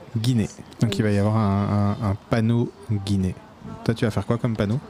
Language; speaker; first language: French; native; French